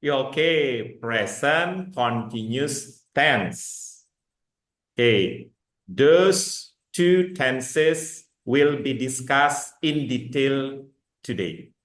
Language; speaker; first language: English; non-native, fluent; Indonesian